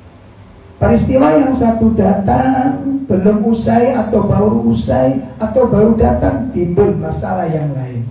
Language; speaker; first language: Indonesian; non-native, local second language; Javanese